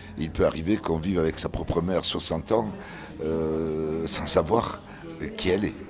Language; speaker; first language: French; early bilingual, other home language; Kabyle